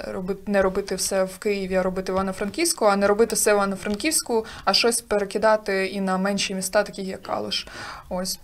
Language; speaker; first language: Ukrainian; native; Ukrainian